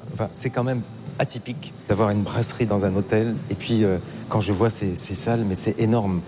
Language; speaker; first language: French; native; French